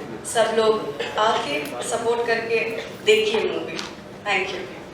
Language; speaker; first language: Hindi; non-native, local second language; Kannada